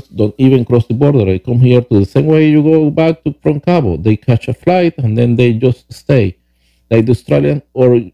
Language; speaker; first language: English; non-native, fluent; Spanish